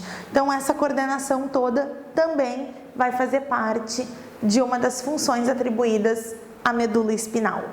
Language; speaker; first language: Portuguese; native; Portuguese